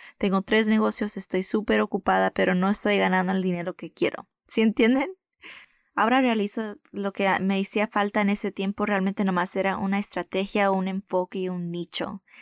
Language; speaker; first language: Spanish; early bilingual, heritage; Spanish